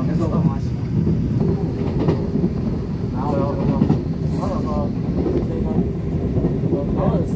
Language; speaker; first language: Chinese; native; Chinese